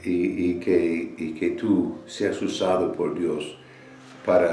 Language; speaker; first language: Spanish; non-native, fluent; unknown